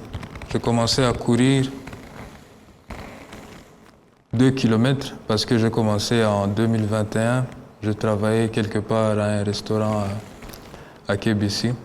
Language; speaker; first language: French; non-native, local second language; Kinyarwanda